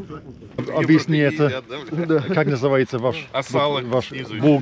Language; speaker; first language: Russian; non-native, learner; English